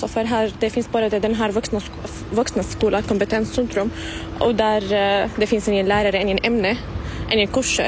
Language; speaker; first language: Swedish; non-native, learner; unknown